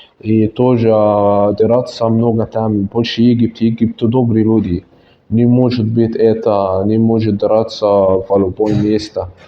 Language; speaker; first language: Russian; non-native, learner; Arabic